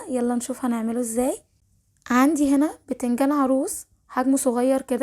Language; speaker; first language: Arabic; native; Arabic